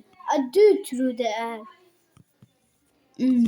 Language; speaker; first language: Swedish; non-native, local second language; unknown